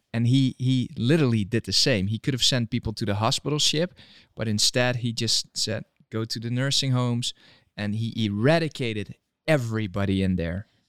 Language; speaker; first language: English; non-native, fluent; Dutch